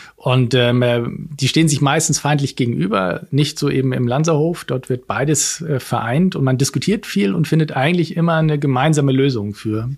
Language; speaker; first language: German; native; German